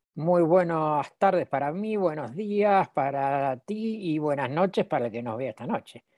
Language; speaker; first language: Spanish; native; Spanish